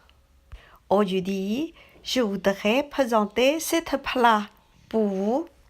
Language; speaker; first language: French; non-native, learner; Chinese